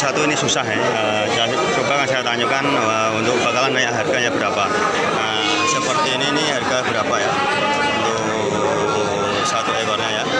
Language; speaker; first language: Indonesian; non-native, local second language; Javanese